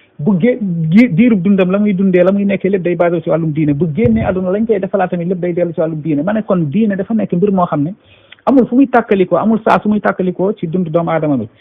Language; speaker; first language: Wolof; non-native, local second language; Fula